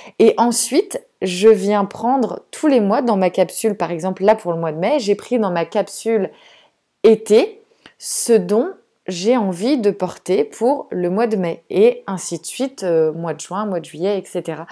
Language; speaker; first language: French; native; French